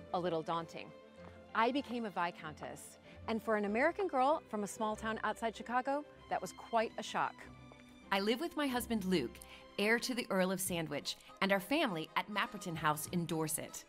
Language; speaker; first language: English; native; English